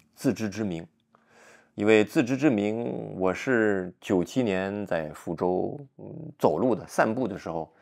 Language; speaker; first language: Chinese; non-native, fluent; French